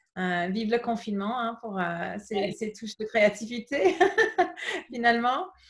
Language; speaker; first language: French; non-native, fluent; English